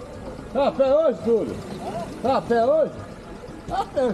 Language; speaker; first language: Portuguese; native; Portuguese